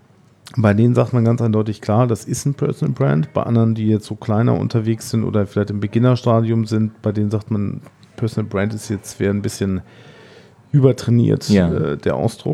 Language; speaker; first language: German; native; German